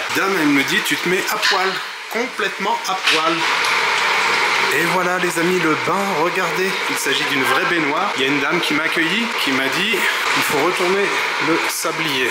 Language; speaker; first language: French; native; French